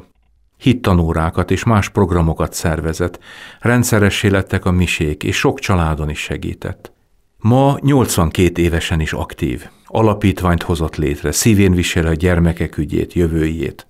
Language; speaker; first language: Hungarian; native; Hungarian